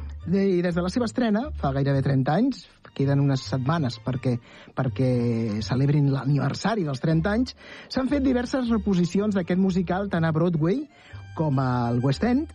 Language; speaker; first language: Catalan; native; Catalan